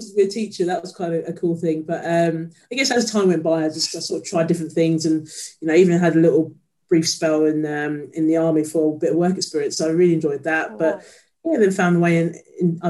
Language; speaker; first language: English; native; English